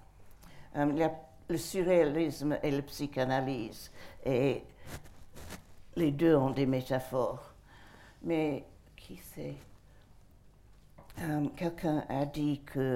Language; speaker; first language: French; non-native, fluent; English